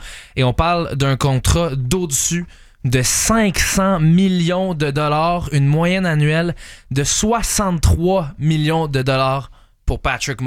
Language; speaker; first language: French; native; French